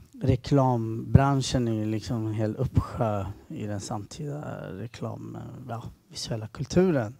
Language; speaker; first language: Swedish; early bilingual, other home language; Tigrinya